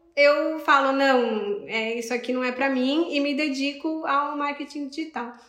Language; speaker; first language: Portuguese; native; Portuguese